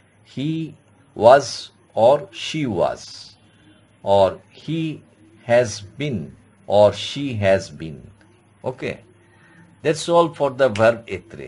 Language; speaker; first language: English; non-native, local second language; Bangla